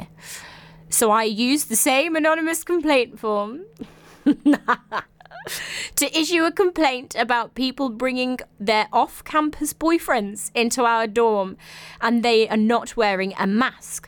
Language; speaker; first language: English; native; English